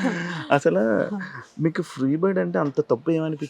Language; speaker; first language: Telugu; native; Telugu